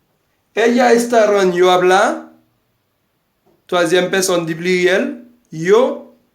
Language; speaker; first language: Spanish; non-native, fluent; Haitian Creole